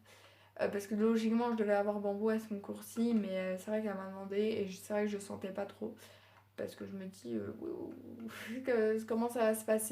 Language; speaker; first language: French; native; French